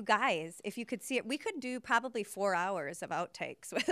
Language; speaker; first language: English; native; English